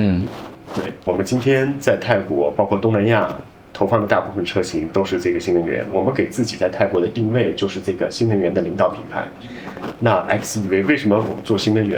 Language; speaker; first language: Chinese; native; Chinese